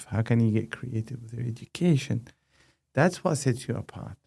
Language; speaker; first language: English; non-native, fluent; Arabic